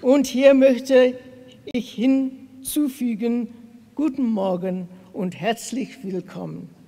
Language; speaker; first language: German; non-native, learner; English